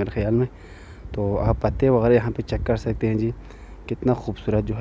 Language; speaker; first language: Urdu; native; Urdu